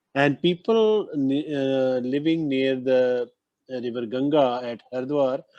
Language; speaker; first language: English; non-native, local second language; Punjabi